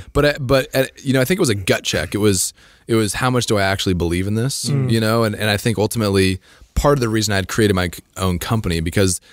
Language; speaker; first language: English; native; English